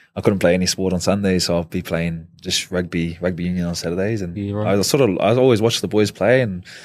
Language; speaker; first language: English; native; English